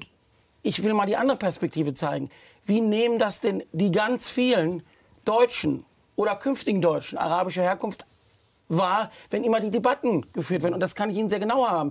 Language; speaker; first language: German; native; German